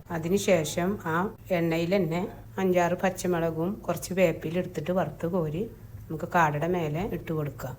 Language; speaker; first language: Malayalam; native; Malayalam